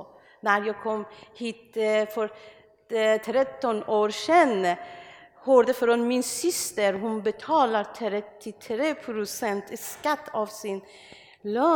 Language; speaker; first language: Swedish; non-native, learner; Persian